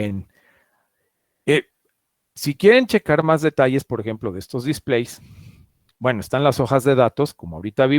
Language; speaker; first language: Spanish; native; Spanish